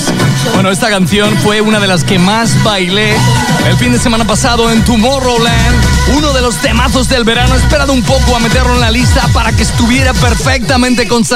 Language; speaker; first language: Spanish; native; Spanish